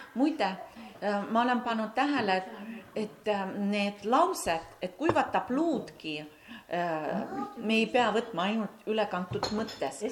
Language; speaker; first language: Estonian; non-native, local second language; Russian